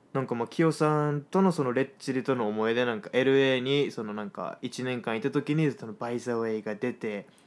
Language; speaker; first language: Japanese; native; Japanese